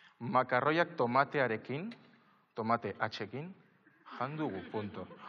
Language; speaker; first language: Basque; native; Basque